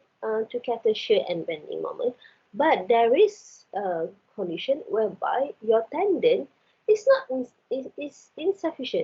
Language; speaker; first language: English; non-native, local second language; Malay